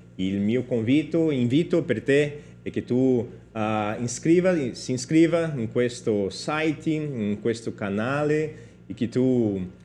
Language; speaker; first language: Italian; non-native, learner; Portuguese